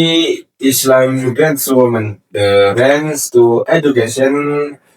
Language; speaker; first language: English; non-native, learner; Indonesian